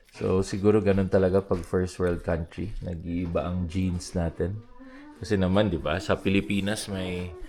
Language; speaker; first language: Filipino; non-native, local second language; Cebuano